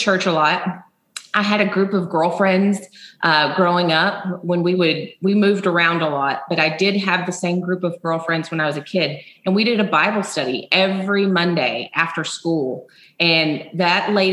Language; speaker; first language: English; native; English